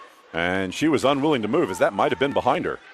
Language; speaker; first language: English; native; English